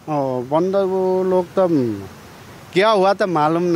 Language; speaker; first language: Hindi; non-native, learner; Nepali